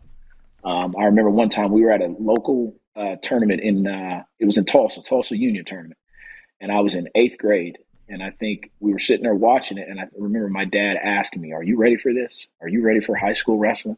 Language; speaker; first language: English; native; English